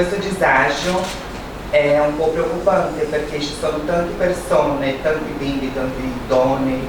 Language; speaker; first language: Italian; non-native, learner; Portuguese